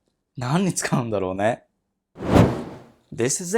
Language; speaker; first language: Japanese; non-native, fluent; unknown